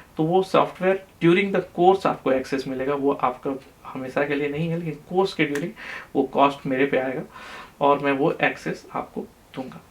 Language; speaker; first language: Hindi; native; Hindi